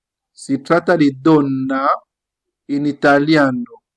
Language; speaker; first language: Italian; non-native, fluent; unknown